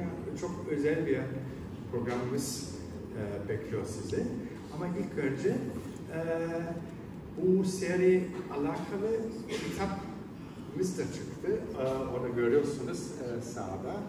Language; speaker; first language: Turkish; non-native, learner; Hungarian